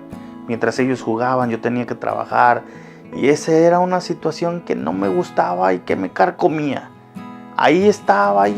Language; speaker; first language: Spanish; native; Spanish